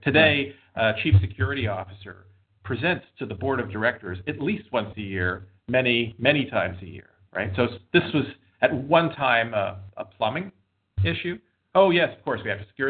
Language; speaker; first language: English; native; English